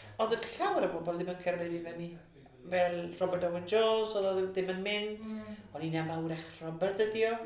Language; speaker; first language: Welsh; early bilingual, heritage; Welsh